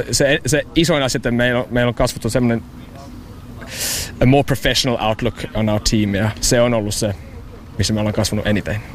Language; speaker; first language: Finnish; non-native, learner; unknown